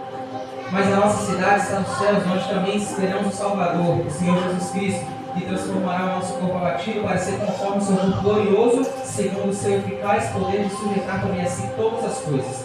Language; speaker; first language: Portuguese; native; Portuguese